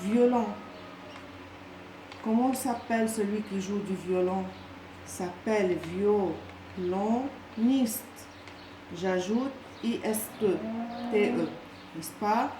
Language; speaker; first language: French; non-native, local second language; Arabic